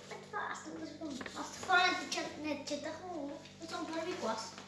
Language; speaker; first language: Bulgarian; early bilingual, heritage; Bulgarian